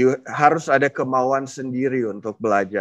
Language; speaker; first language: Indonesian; non-native, fluent; English